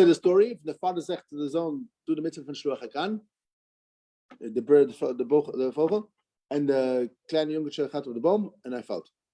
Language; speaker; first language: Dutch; non-native, learner; English